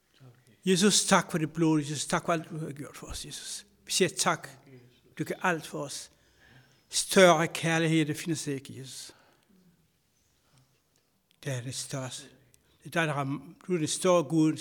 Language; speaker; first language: Danish; non-native, fluent; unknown